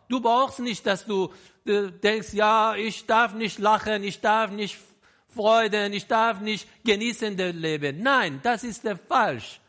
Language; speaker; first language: German; non-native, learner; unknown